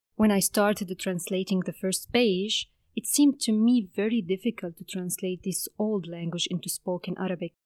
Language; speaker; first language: English; non-native, fluent; Arabic